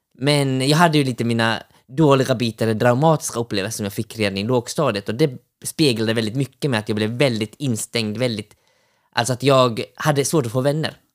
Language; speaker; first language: Swedish; early bilingual, other home language; Finnish